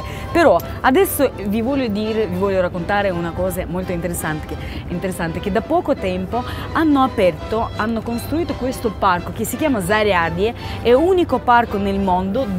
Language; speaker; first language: Italian; non-native, fluent; Russian